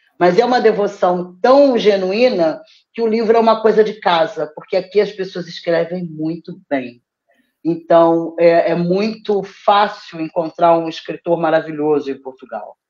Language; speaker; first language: Portuguese; native; Portuguese